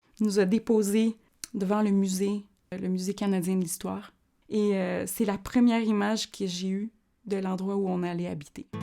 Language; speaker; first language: French; early bilingual, other home language; Spanish